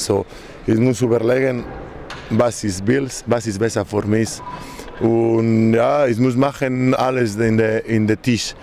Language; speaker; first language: German; non-native, learner; Spanish